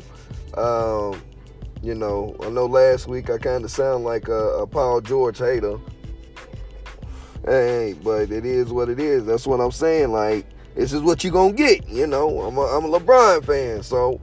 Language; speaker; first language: English; native; English